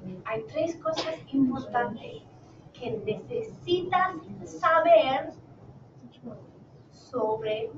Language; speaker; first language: Spanish; non-native, fluent; English